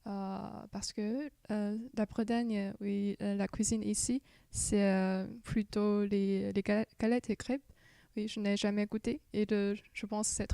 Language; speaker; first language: French; non-native, fluent; Chinese